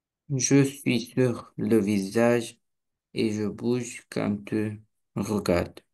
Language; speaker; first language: French; non-native, learner; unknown